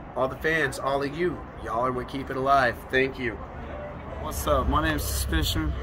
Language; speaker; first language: English; native; English